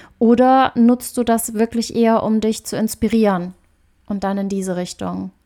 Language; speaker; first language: German; native; German